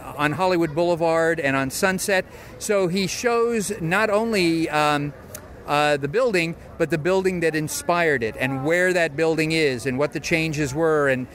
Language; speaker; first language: English; native; English